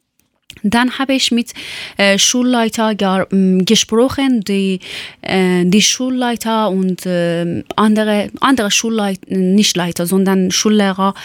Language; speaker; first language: German; non-native, fluent; Persian